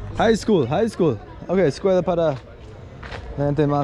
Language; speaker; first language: Spanish; non-native, learner; English